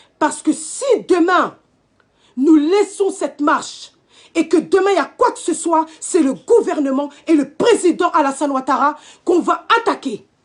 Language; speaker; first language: French; native; French